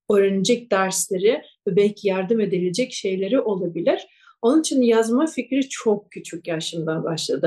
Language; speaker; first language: Turkish; non-native, fluent; Russian